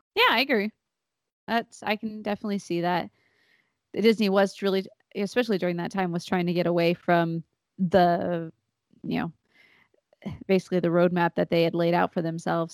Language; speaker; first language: English; native; English